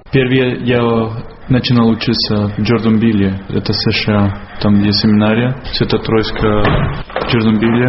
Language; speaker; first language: Russian; non-native, learner; Spanish